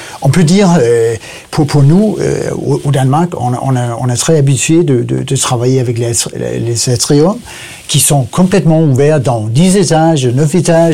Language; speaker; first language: French; non-native, learner; Danish